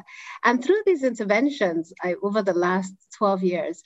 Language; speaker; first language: English; non-native, local second language; Igbo